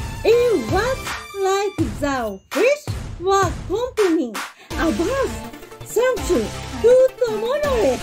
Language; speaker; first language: English; non-native, learner; Japanese